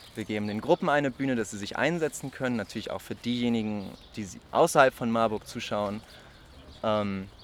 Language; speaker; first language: German; native; German